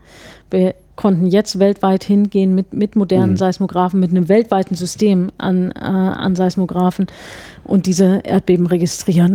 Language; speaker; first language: German; native; German